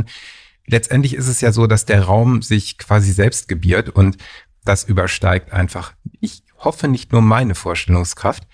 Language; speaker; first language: German; native; German